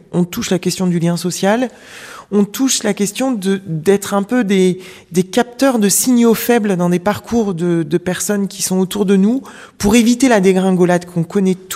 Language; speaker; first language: French; native; French